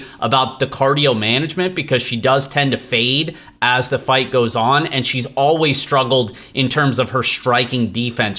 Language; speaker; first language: English; native; English